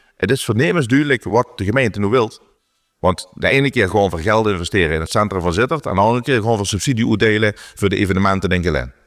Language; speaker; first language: Dutch; non-native, local second language; Limburgish